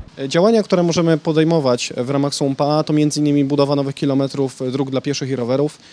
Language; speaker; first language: Polish; native; Polish